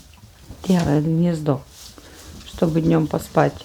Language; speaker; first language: Russian; native; Russian